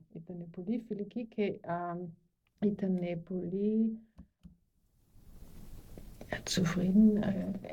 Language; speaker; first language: Greek; non-native, learner; German